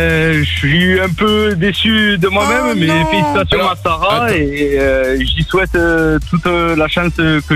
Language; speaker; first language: French; native; French